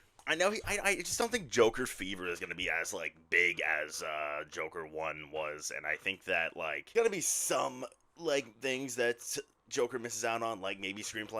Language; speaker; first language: English; native; English